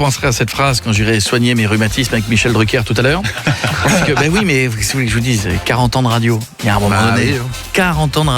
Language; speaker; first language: French; native; French